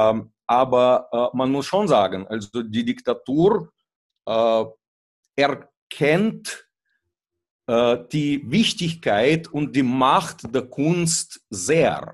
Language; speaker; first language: German; non-native, fluent; Russian